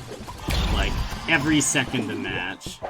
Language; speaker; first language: English; native; English